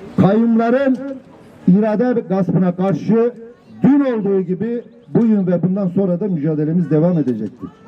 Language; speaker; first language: Turkish; non-native, local second language; Kurdish